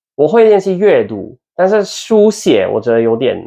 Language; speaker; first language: Chinese; non-native, learner; English